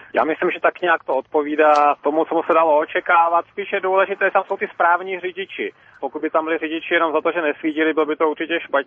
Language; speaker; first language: Czech; native; Czech